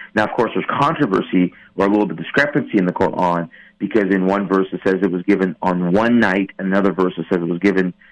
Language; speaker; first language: English; non-native, fluent; Persian